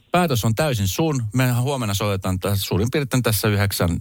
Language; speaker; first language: Finnish; early bilingual, other home language; Spanish